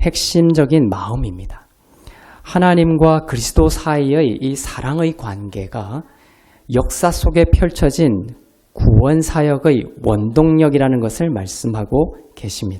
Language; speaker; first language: Korean; native; Korean